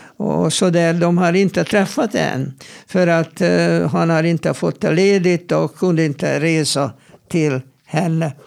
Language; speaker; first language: Swedish; non-native, fluent; Hebrew